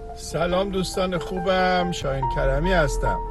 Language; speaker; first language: Persian; native; Persian